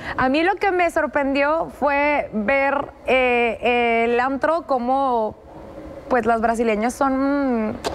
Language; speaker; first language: Spanish; native; Spanish